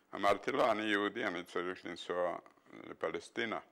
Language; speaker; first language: Hebrew; non-native, fluent; Bulgarian